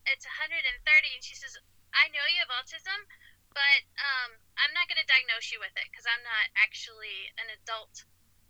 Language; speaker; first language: English; native; English